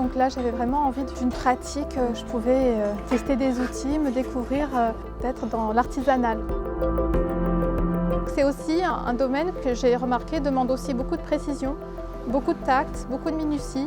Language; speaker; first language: French; native; French